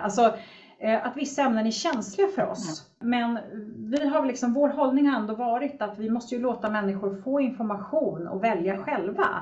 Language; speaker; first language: Swedish; native; Swedish